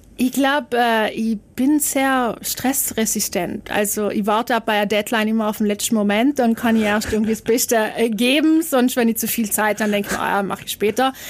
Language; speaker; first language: German; native; German